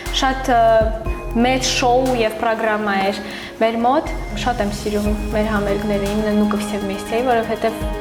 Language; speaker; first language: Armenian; early bilingual, heritage; Armenian